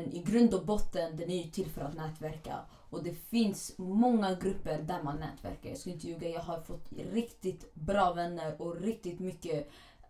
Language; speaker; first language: Swedish; early bilingual, other home language; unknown